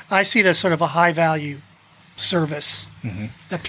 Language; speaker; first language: English; native; English